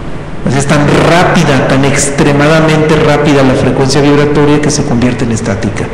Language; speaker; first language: Spanish; native; Spanish